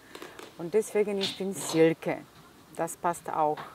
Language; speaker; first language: German; non-native, learner; Bulgarian